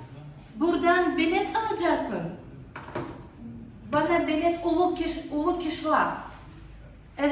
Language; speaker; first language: Turkish; non-native, learner; Russian